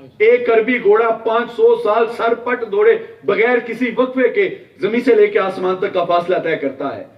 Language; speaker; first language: Urdu; non-native, local second language; Punjabi